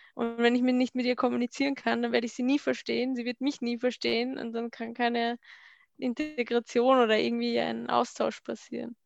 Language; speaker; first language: German; native; German